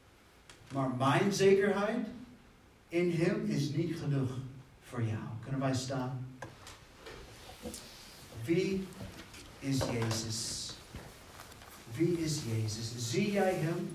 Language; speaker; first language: Dutch; non-native, fluent; English